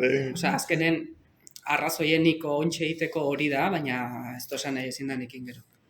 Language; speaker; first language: Basque; native; Basque